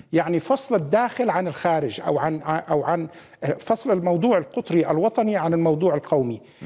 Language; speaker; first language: Arabic; native; Arabic